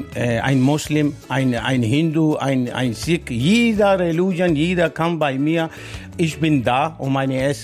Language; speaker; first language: German; non-native, learner; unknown